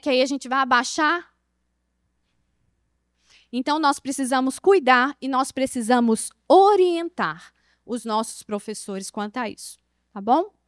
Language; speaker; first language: Portuguese; native; Portuguese